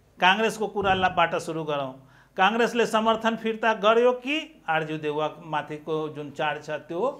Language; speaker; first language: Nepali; non-native, local second language; Maithili